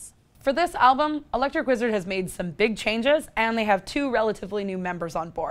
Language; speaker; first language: English; native; English